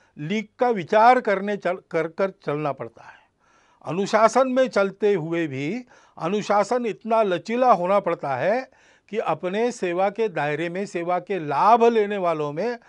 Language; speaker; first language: Hindi; non-native, local second language; Marathi